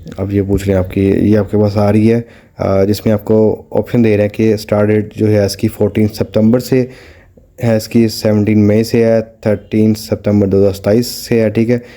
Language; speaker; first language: Urdu; non-native, local second language; Punjabi